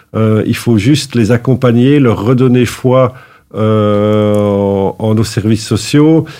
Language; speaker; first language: French; native; French